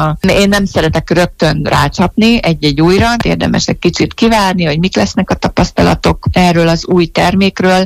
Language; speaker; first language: Hungarian; native; Hungarian